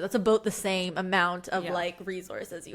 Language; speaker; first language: English; native; English